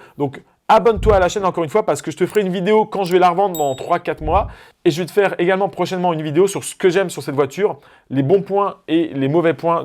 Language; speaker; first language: French; native; French